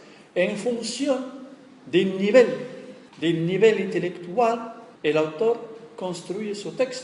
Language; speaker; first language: Spanish; non-native, fluent; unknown